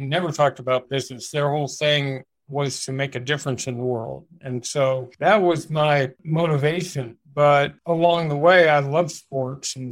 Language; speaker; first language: English; native; English